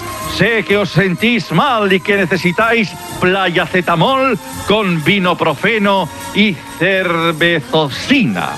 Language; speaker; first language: Spanish; native; Spanish